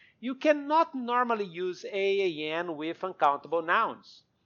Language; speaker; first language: English; non-native, fluent; Portuguese